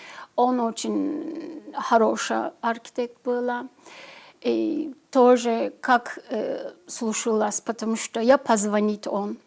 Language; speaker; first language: Russian; non-native, learner; Turkish